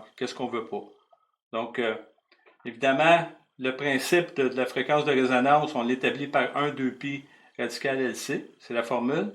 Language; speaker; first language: French; native; French